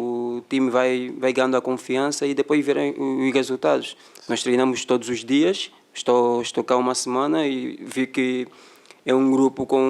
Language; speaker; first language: Portuguese; non-native, fluent; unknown